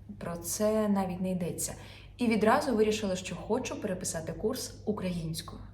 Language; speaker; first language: Ukrainian; non-native, local second language; Russian